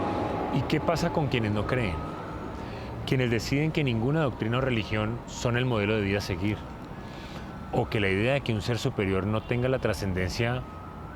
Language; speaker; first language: Spanish; native; Spanish